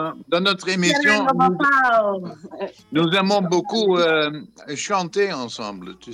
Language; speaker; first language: French; non-native, learner; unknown